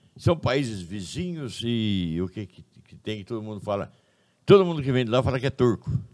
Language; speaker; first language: Portuguese; native; Portuguese